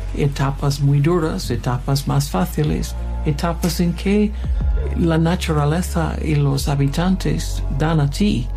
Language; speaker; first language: Spanish; non-native, fluent; English